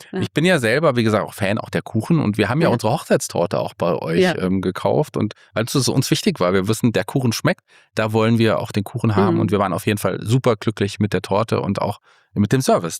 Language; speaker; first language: German; native; German